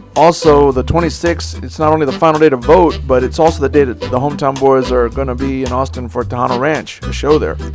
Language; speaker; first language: English; early bilingual, other home language; Spanish